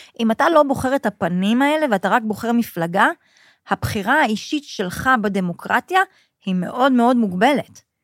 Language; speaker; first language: Hebrew; native; Hebrew